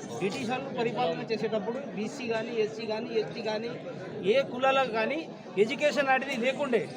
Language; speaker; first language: Telugu; non-native, local second language; Lambadi